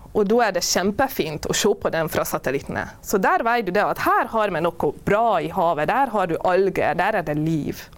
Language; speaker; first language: Norwegian; non-native, fluent; Hungarian